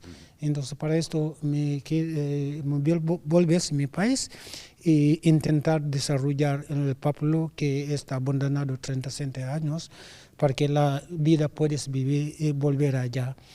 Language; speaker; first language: Spanish; non-native, learner; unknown